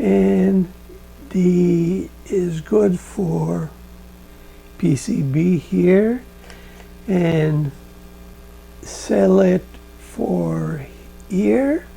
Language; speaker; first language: English; non-native, learner; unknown